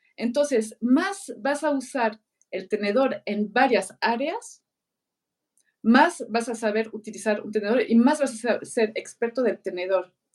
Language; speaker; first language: Spanish; non-native, fluent; French